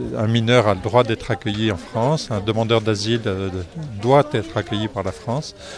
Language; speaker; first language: French; native; French